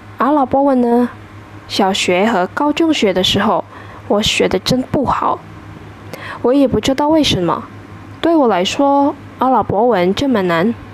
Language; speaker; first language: Chinese; non-native, fluent; Indonesian